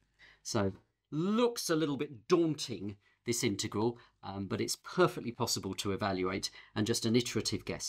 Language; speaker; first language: English; native; English